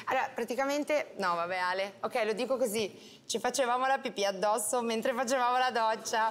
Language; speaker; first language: Italian; native; Italian